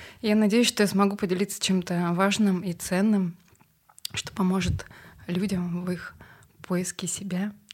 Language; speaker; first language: Russian; native; Russian